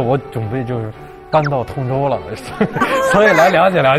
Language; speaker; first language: Chinese; non-native, fluent; Arabic